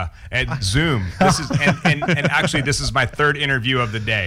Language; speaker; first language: English; native; English